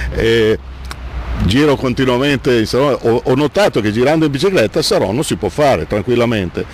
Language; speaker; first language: Italian; native; Italian